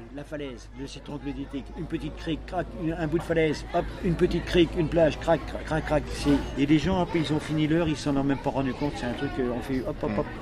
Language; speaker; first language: French; native; French